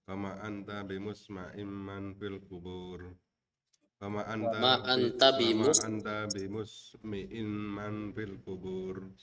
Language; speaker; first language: Arabic; non-native, learner; Indonesian